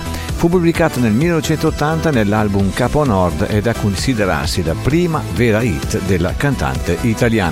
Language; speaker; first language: Italian; native; Italian